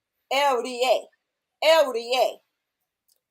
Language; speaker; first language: Spanish; non-native, learner; English